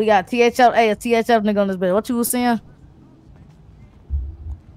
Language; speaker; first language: English; native; English